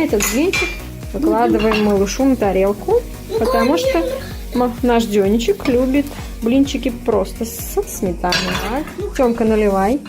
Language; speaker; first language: Russian; native; Russian